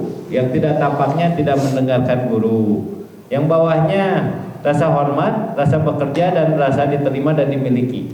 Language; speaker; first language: Indonesian; native; Indonesian